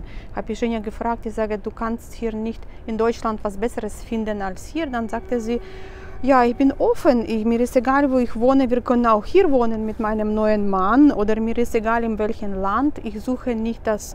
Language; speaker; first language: German; non-native, fluent; Russian